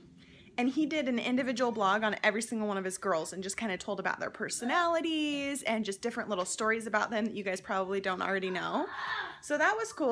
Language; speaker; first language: English; native; English